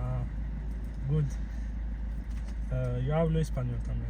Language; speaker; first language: Spanish; non-native, fluent; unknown